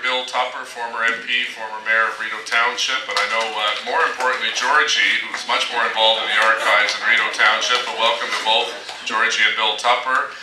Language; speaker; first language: English; native; English